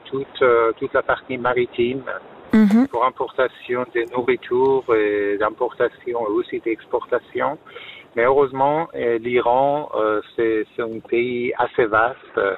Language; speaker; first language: French; non-native, fluent; Persian